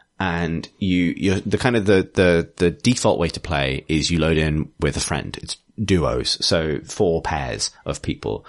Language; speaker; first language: English; native; English